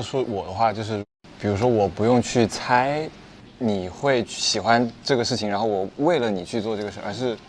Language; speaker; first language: Chinese; native; Chinese